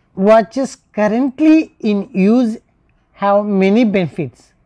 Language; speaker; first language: English; non-native, local second language; Telugu